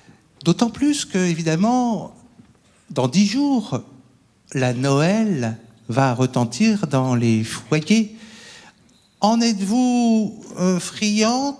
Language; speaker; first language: French; native; French